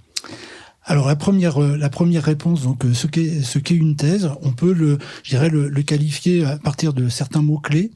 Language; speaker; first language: French; native; French